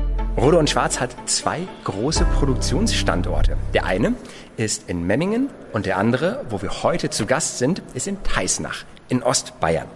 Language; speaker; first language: German; native; German